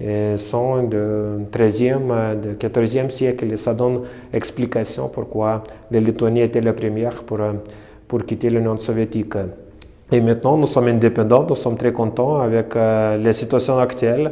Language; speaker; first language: French; non-native, fluent; Lithuanian